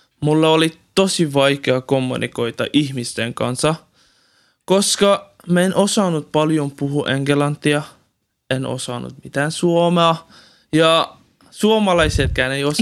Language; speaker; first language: Finnish; non-native, learner; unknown